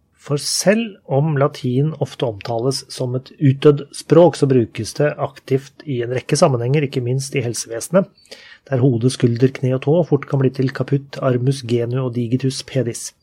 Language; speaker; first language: Norwegian; native; Norwegian